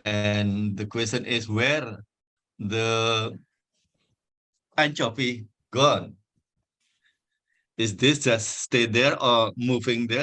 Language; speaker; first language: English; non-native, fluent; Indonesian